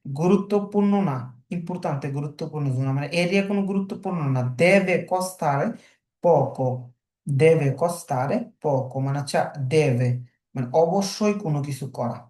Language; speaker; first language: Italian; non-native, fluent; Bangla